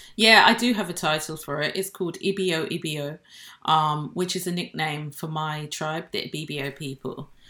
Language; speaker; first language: English; native; English